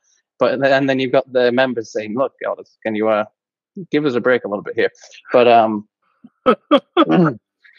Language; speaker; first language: English; native; English